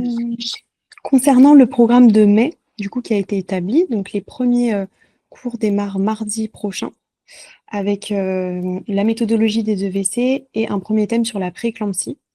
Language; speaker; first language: French; native; French